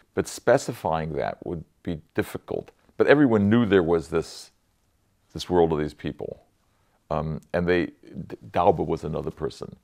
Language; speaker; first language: English; native; English